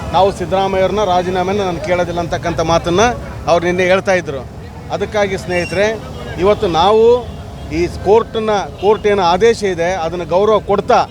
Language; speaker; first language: Kannada; native; Kannada